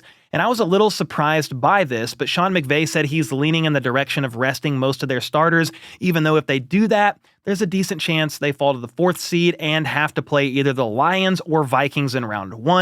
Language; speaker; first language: English; native; English